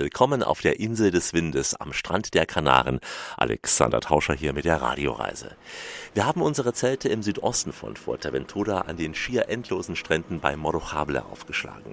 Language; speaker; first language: German; native; German